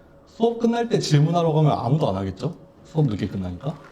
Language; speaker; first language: Korean; native; Korean